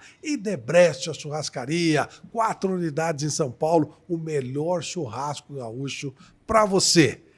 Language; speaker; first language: Portuguese; native; Portuguese